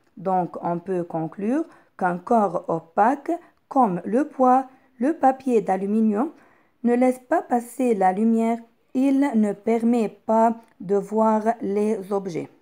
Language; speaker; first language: French; non-native, local second language; Arabic